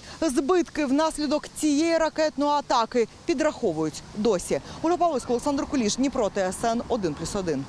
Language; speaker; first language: Ukrainian; native; Ukrainian